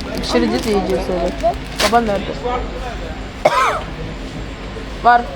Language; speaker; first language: Turkish; non-native, learner; Kazakh